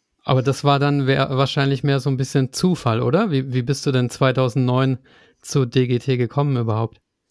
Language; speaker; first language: German; native; German